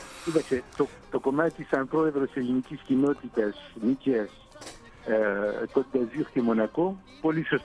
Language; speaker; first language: Greek; early bilingual, heritage; Greek